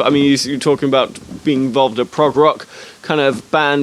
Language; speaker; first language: English; native; English